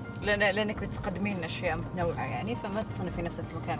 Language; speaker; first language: Arabic; native; Arabic